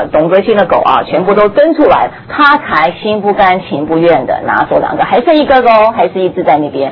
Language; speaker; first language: Chinese; early bilingual, heritage; Chinese